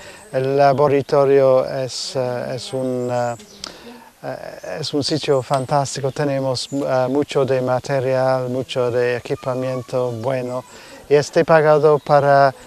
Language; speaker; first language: Spanish; non-native, fluent; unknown